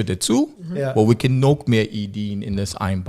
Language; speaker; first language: German; non-native, learner; English